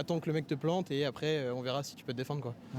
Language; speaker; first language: French; native; French